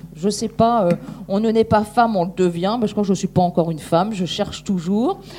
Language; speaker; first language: French; native; French